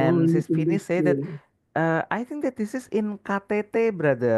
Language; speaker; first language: English; non-native, fluent; Indonesian